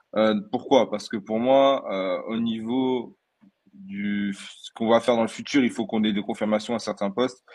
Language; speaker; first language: French; early bilingual, other home language; Portuguese